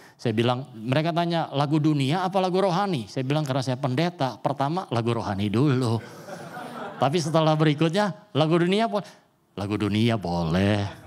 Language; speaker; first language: Indonesian; native; Indonesian